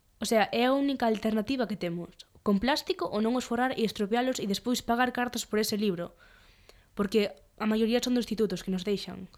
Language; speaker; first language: Galician; non-native, local second language; Spanish